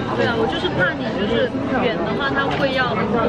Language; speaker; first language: Chinese; native; Chinese